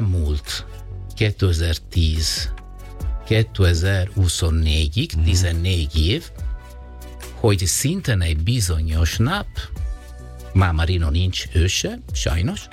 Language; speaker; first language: Hungarian; non-native, learner; Italian